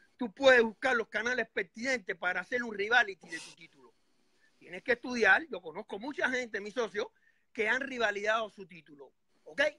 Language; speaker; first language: Spanish; native; Spanish